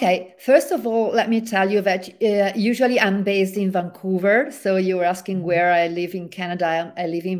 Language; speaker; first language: English; non-native, fluent; Italian